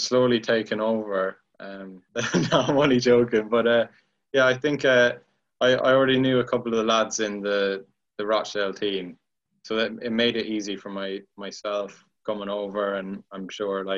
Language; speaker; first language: English; native; English